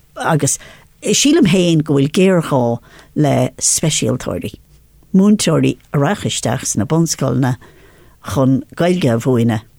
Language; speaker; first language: Irish; non-native, local second language; English